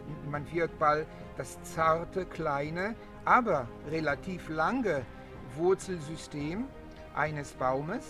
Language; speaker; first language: German; non-native, fluent; Hebrew